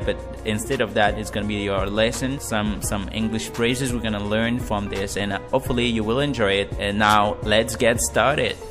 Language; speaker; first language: English; non-native, fluent; Haitian Creole